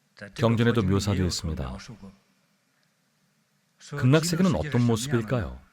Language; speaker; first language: Korean; native; Korean